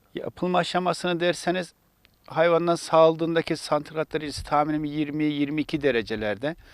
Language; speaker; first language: Turkish; native; Turkish